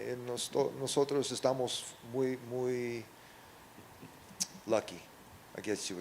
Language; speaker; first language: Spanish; non-native, learner; English